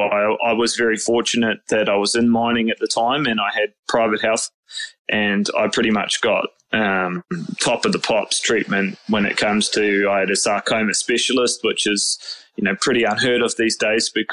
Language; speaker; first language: English; native; English